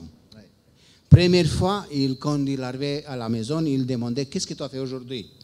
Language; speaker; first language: French; non-native, fluent; Romanian